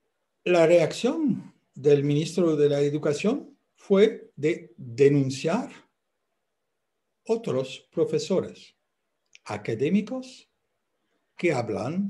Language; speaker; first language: Spanish; non-native, fluent; French